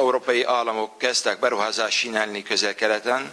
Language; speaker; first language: Hungarian; non-native, fluent; Arabic